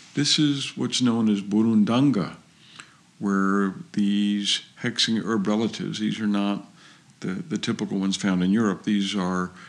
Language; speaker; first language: English; native; English